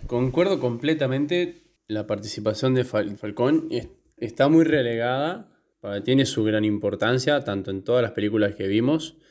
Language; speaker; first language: Spanish; native; Spanish